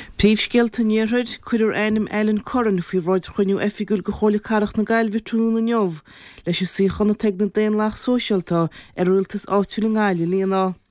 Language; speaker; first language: Irish; native; Irish